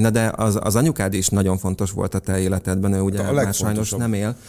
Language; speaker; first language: Hungarian; native; Hungarian